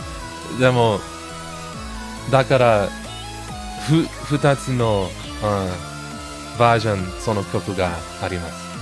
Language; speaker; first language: Japanese; non-native, learner; English